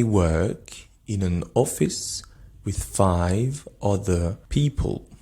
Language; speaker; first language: English; non-native, fluent; French